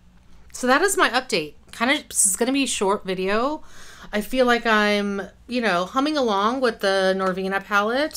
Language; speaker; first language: English; native; English